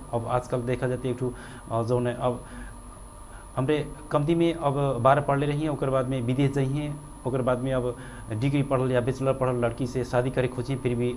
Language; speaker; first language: Bhojpuri; non-native, local second language; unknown